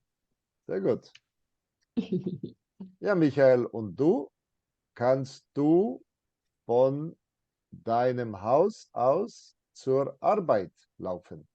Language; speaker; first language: German; non-native, fluent; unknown